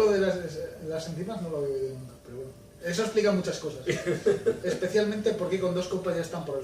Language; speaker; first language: Spanish; native; Spanish